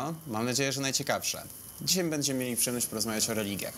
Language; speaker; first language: Polish; native; Polish